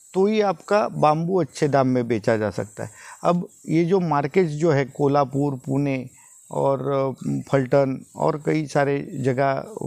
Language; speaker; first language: Hindi; non-native, local second language; Marathi